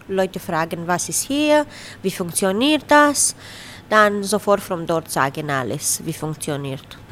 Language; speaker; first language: German; non-native, learner; Romanian